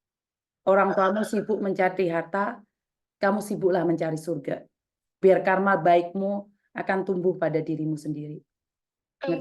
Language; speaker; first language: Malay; non-native, local second language; Javanese